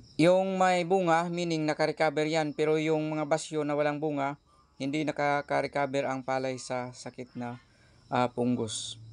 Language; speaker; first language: Filipino; non-native, local second language; Cebuano